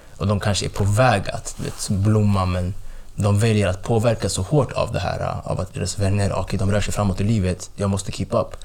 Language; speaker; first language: Swedish; early bilingual, other home language; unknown